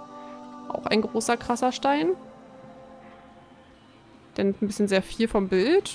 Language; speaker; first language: German; native; German